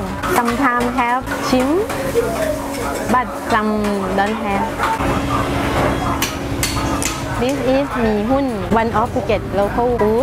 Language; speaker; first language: English; non-native, learner; Thai